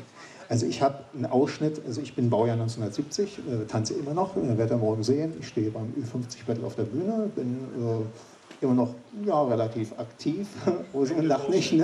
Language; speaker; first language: German; native; German